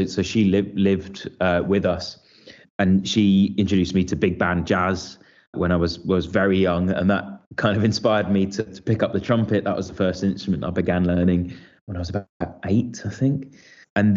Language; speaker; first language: English; native; English